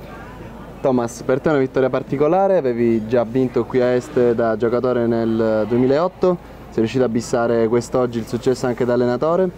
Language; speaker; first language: Italian; native; Italian